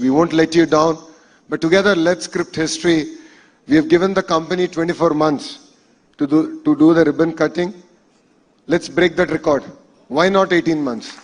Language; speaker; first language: English; non-native, local second language; Telugu